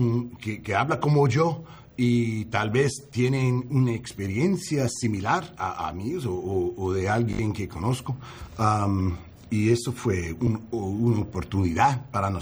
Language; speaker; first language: Spanish; non-native, learner; English